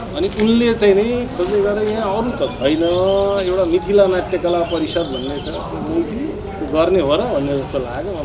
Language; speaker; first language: Nepali; non-native, local second language; Maithili